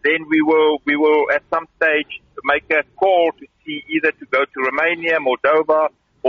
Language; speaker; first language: English; non-native, local second language; Afrikaans